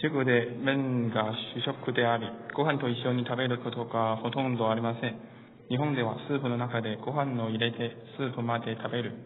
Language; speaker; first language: Japanese; non-native, fluent; Chinese